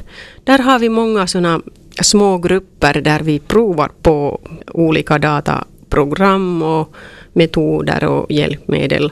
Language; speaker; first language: Swedish; non-native, local second language; Finnish